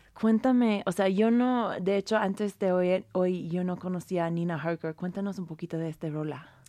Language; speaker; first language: Spanish; non-native, fluent; English